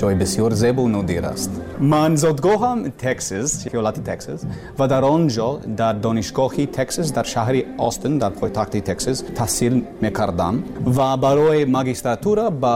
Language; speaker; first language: Persian; non-native, learner; English